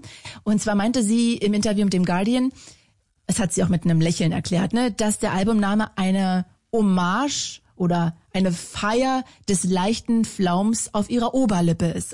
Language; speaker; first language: German; native; German